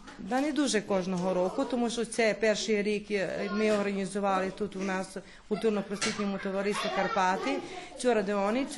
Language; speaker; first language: Ukrainian; early bilingual, heritage; Ukrainian